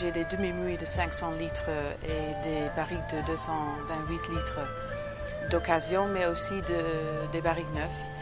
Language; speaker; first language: French; non-native, fluent; English